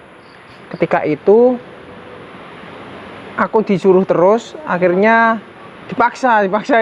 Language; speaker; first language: Indonesian; native; Indonesian